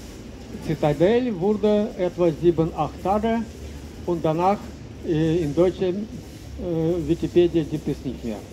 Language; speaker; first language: German; non-native, learner; Russian